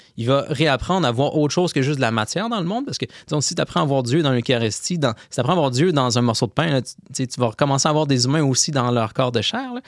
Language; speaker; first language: French; native; French